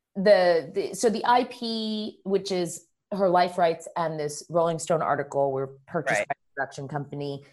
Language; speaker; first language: English; early bilingual, other home language; Spanish